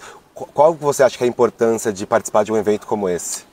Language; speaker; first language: Portuguese; native; Portuguese